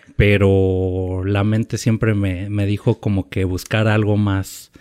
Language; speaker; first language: Spanish; native; Spanish